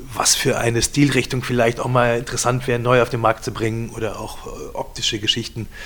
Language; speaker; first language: German; native; German